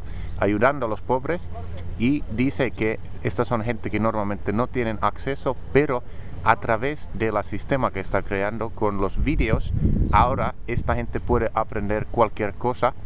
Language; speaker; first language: Spanish; non-native, fluent; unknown